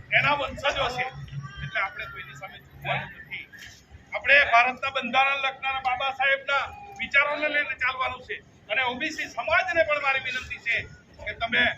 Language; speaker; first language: Gujarati; native; Gujarati